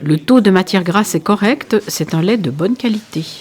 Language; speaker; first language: French; native; French